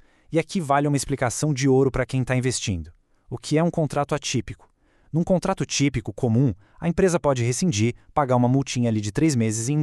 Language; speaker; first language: Portuguese; native; Portuguese